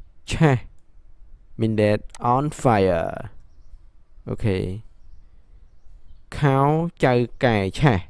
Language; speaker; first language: English; non-native, learner; Khmer